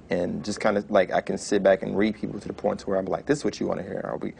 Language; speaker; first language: English; native; English